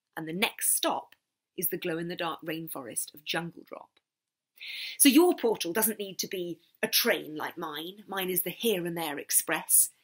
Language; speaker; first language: English; native; English